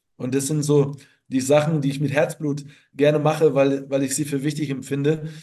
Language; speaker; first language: German; native; German